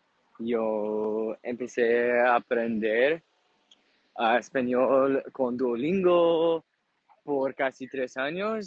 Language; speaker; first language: Spanish; non-native, learner; English